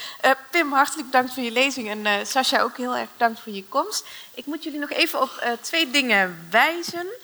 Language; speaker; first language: Dutch; native; Dutch